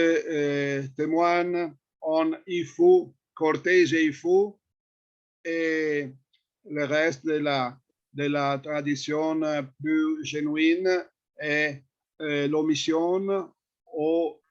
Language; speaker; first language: French; non-native, fluent; Italian